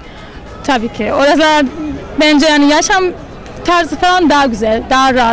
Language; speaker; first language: Turkish; early bilingual, heritage; Turkish